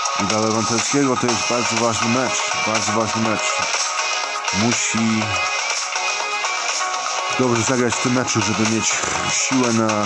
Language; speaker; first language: Polish; early bilingual, heritage; Polish